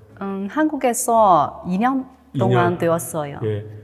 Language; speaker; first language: Korean; non-native, learner; Chinese